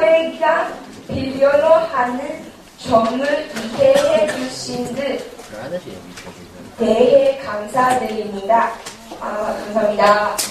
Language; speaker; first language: Korean; non-native, learner; English